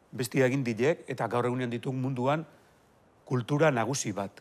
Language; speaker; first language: Basque; native; Basque